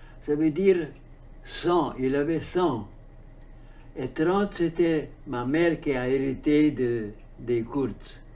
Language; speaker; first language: French; early bilingual, heritage; French